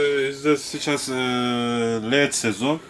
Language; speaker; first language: Russian; non-native, local second language; Turkish